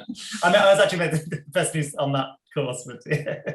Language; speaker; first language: English; native; English